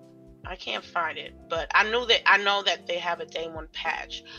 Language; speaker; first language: English; native; English